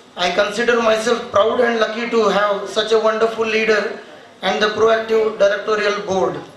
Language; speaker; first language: English; non-native, local second language; Marathi